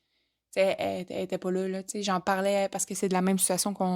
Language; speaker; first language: French; native; French